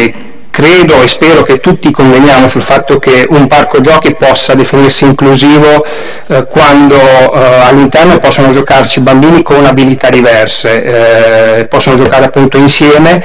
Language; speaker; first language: Italian; native; Italian